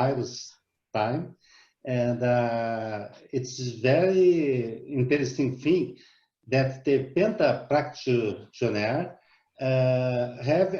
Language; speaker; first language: English; non-native, learner; Portuguese